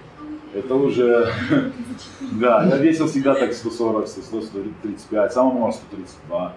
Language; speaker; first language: Russian; non-native, fluent; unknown